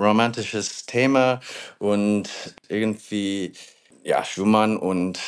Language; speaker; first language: German; non-native, learner; English